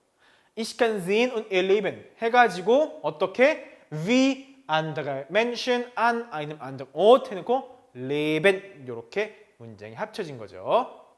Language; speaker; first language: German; non-native, fluent; Korean